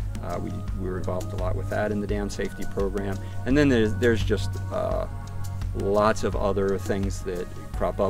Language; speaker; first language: English; native; English